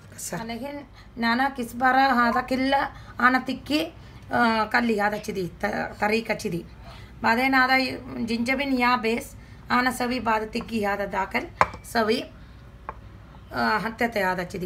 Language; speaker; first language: Arabic; non-native, learner; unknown